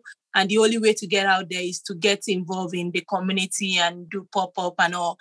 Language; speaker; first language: English; non-native, local second language; Yoruba